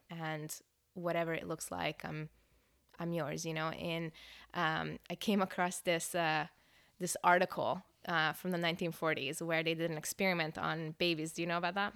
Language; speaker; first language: English; early bilingual, other home language; Hungarian